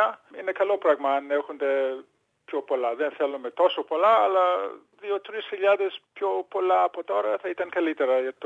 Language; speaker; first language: Greek; early bilingual, heritage; English